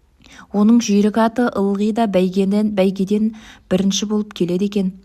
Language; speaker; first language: Kazakh; native; Kazakh